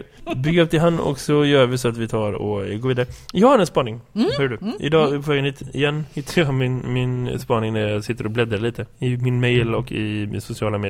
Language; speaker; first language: Swedish; native; Swedish